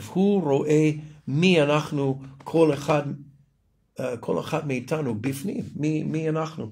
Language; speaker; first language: Hebrew; non-native, fluent; English